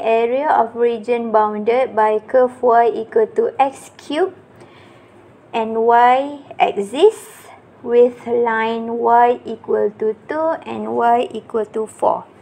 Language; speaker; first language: English; non-native, local second language; Malay